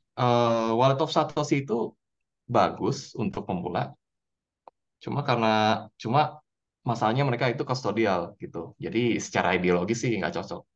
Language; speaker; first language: Indonesian; native; Indonesian